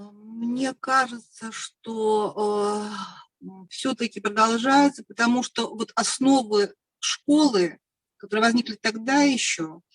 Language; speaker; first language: Russian; native; Russian